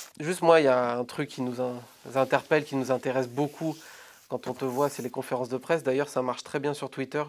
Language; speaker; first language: French; native; French